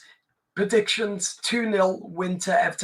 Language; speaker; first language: English; native; English